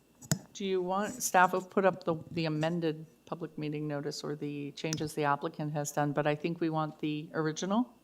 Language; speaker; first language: English; native; English